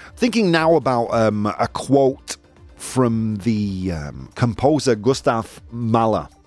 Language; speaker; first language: English; native; English